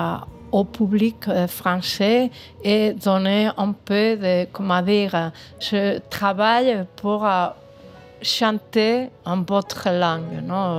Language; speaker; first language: French; non-native, fluent; Spanish